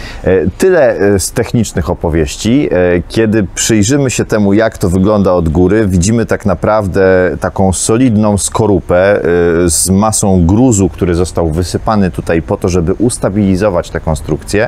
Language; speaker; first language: Polish; native; Polish